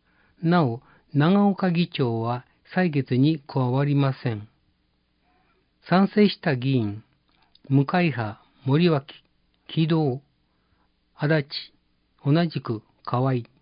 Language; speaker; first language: Japanese; native; Japanese